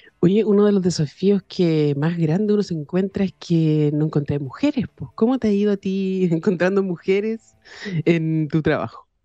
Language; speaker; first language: Spanish; native; Spanish